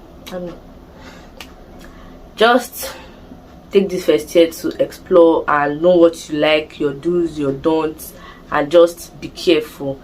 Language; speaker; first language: English; non-native, local second language; Igbo